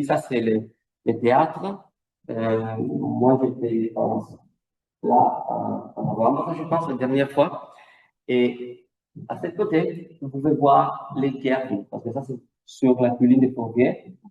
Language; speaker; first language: French; non-native, fluent; Italian